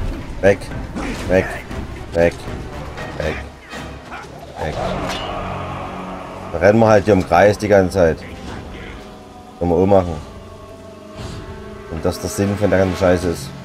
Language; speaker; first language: German; native; German